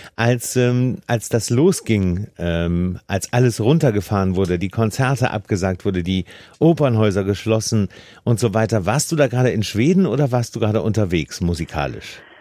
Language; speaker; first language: German; native; German